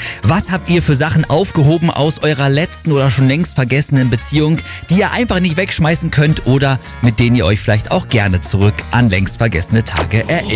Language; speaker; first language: German; native; German